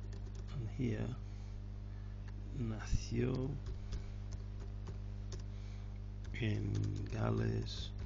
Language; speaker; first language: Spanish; non-native, fluent; English